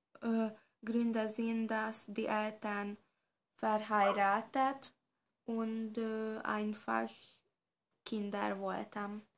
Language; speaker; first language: German; non-native, learner; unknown